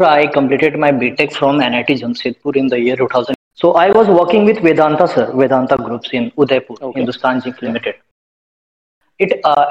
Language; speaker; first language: English; non-native, local second language; Hindi